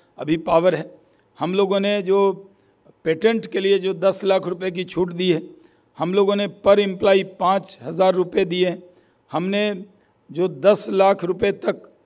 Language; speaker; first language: Hindi; native; Hindi